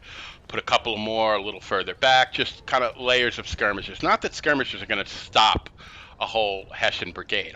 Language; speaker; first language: English; native; English